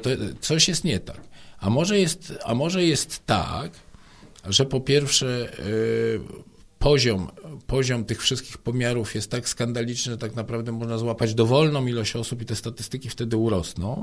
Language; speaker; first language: Polish; native; Polish